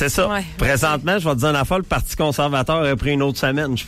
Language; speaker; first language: French; native; French